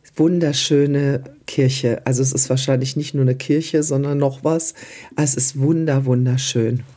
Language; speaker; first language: German; early bilingual, other home language; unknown